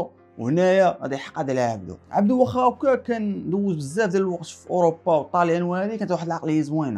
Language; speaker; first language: Arabic; native; Arabic